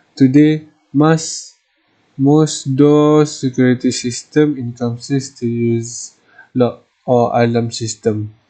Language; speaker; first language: English; non-native, local second language; Malay